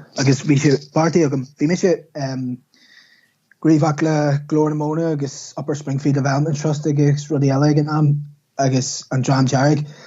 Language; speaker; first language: Irish; non-native, local second language; English